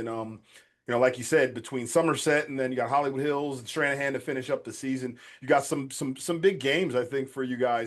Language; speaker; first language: English; native; English